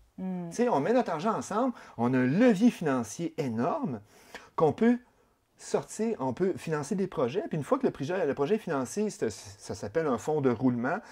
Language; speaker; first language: French; native; French